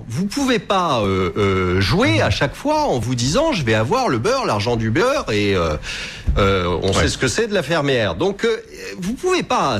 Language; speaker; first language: French; native; French